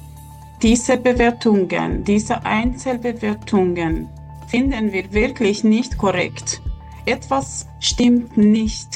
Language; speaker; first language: German; non-native, fluent; Persian